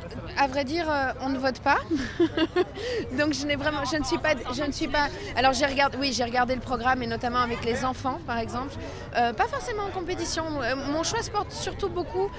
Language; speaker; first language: French; native; French